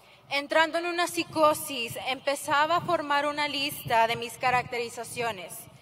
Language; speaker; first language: Spanish; early bilingual, heritage; Spanish